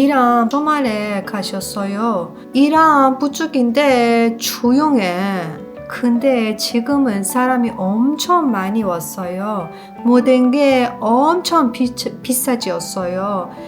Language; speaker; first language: Korean; non-native, learner; Persian